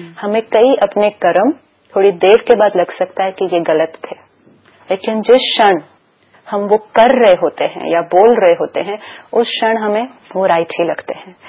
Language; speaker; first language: Hindi; native; Hindi